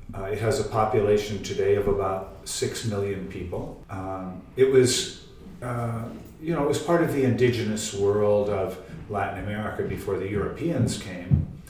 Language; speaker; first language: English; native; English